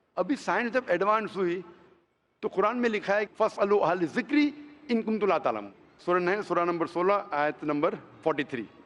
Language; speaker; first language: Hindi; non-native, local second language; Konkani